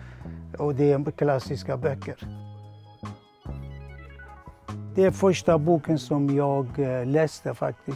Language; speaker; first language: Swedish; non-native, fluent; Persian